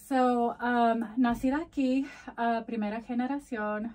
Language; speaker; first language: Spanish; early bilingual, heritage; Spanish